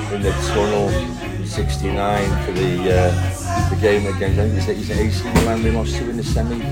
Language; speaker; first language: English; native; English